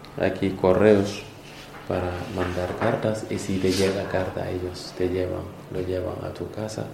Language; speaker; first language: Spanish; non-native, learner; Wolof